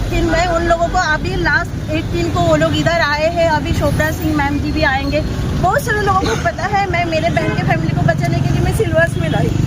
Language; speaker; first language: Hindi; non-native, local second language; Bangla